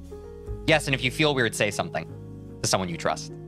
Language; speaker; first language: English; native; English